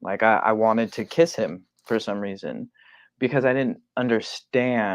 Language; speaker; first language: English; native; English